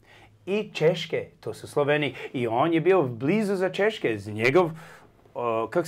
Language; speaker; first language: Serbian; early bilingual, heritage; English